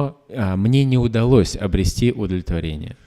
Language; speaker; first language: Russian; native; Russian